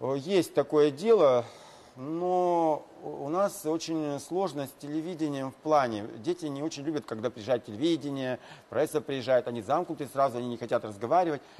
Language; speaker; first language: Russian; native; Russian